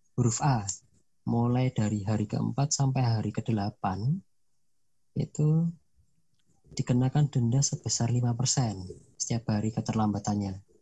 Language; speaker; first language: Indonesian; non-native, local second language; Javanese